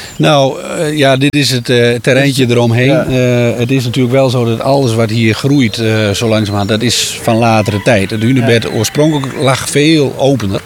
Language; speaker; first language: Dutch; native; Dutch